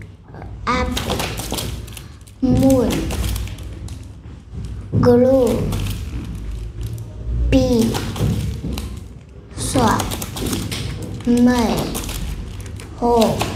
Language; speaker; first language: English; non-native, learner; Vietnamese